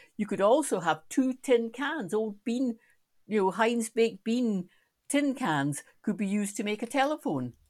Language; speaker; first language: English; native; English